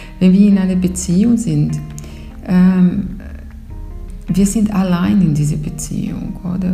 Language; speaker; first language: German; non-native, fluent; Portuguese